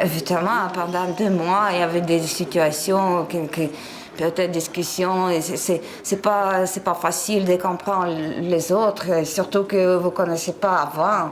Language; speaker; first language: French; non-native, fluent; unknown